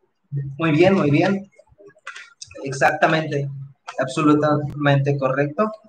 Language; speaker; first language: Spanish; non-native, fluent; Hindi